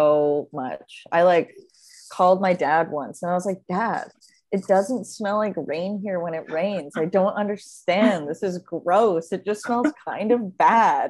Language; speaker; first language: English; native; English